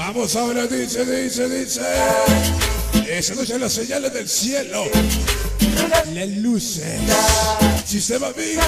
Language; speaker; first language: Spanish; native; Spanish